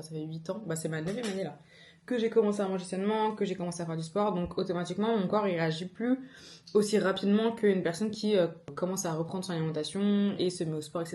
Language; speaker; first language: French; native; French